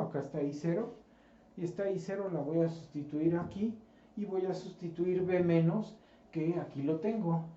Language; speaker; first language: Spanish; native; Spanish